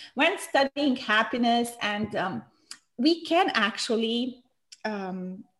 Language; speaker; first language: English; non-native, fluent; Romanian